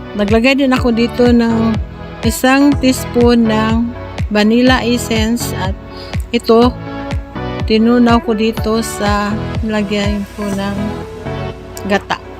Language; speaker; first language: Filipino; non-native, local second language; Cebuano